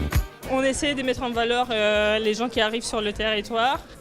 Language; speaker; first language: French; non-native, learner; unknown